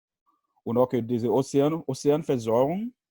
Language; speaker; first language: German; non-native, learner; Haitian Creole